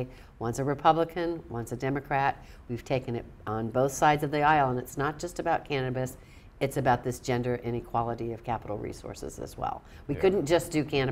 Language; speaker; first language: English; native; English